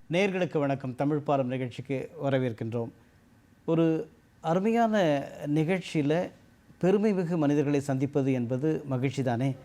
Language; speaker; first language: Tamil; native; Tamil